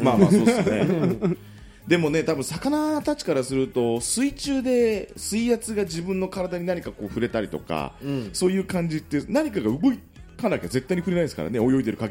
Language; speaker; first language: Japanese; native; Japanese